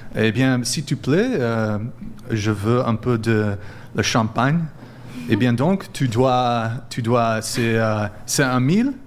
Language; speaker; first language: French; non-native, learner; English